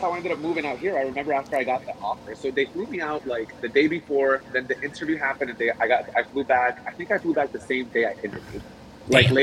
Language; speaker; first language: English; early bilingual, other home language; Spanish